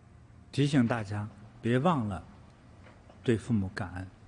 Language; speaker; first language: Chinese; native; Chinese